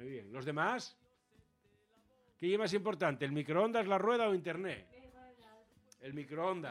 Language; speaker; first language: Spanish; native; Spanish